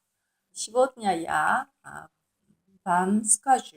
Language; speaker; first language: Russian; non-native, learner; Korean